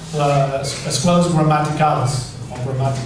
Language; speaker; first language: Spanish; non-native, fluent; English